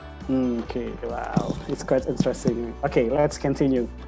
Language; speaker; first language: English; non-native, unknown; Indonesian